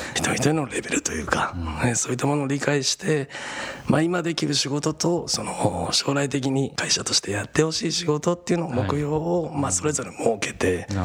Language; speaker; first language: Japanese; native; Japanese